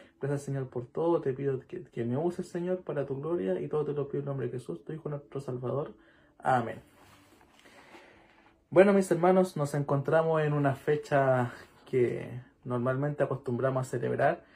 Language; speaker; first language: Spanish; native; Spanish